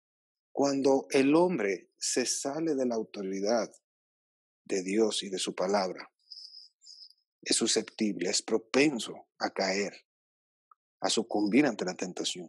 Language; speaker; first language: Spanish; native; Spanish